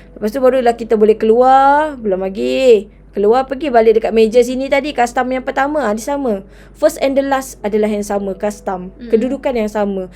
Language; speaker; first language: Malay; native; Malay